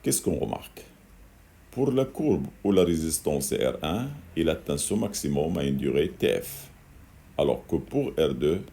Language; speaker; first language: French; non-native, local second language; Arabic